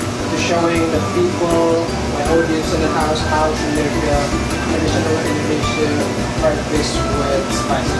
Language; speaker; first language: English; non-native, fluent; Indonesian